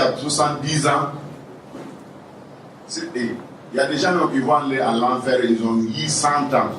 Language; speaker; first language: French; non-native, local second language; Wolof